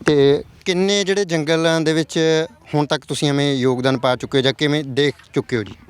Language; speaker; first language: Punjabi; native; Punjabi